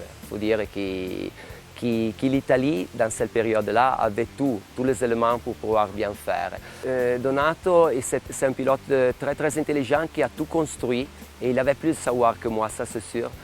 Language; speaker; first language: French; non-native, local second language; Italian